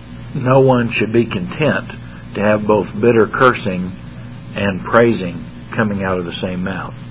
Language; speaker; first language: English; native; English